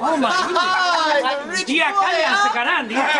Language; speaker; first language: Indonesian; non-native, learner; Spanish